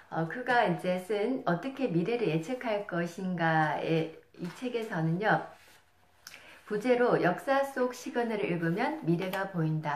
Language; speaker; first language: Korean; native; Korean